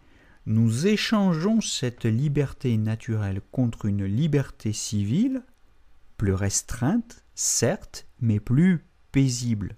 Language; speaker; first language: French; native; French